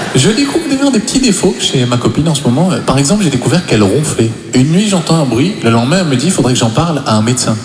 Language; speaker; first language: French; native; French